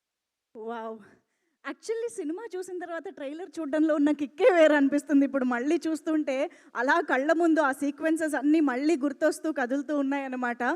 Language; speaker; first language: Telugu; native; Telugu